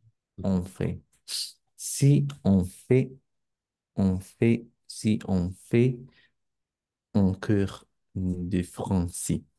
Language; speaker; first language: French; non-native, learner; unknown